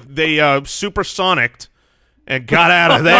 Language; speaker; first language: English; native; English